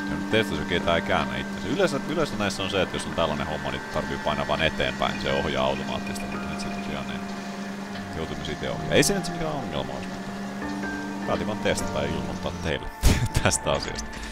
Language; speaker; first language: Finnish; native; Finnish